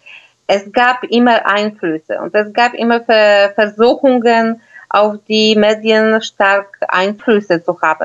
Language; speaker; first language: German; non-native, fluent; Polish